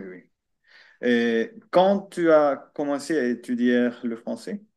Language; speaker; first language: French; non-native, learner; Finnish